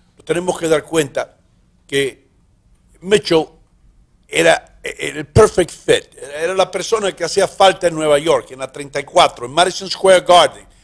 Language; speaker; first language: Spanish; early bilingual, heritage; Spanish